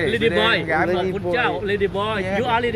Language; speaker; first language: English; non-native, learner; Thai